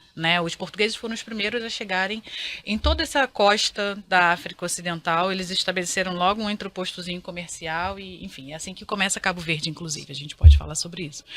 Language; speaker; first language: Portuguese; native; Portuguese